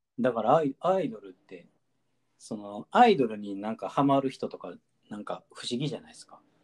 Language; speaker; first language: Japanese; native; Japanese